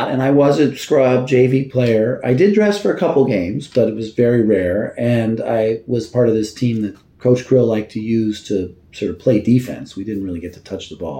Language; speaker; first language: English; native; English